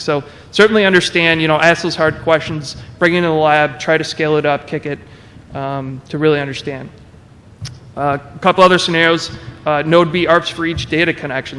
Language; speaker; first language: English; native; English